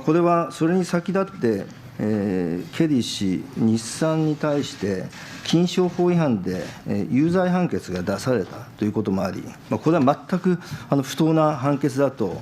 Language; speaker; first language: Japanese; native; Japanese